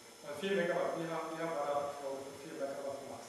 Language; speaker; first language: Swedish; non-native, learner; German